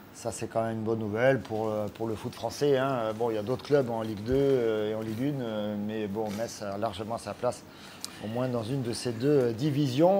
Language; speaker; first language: French; native; French